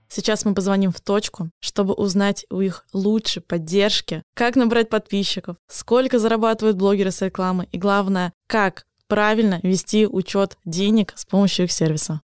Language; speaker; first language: Russian; native; Russian